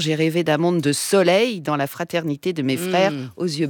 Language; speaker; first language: French; native; French